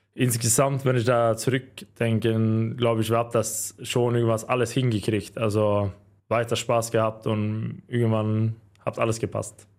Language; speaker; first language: German; non-native, learner; Swedish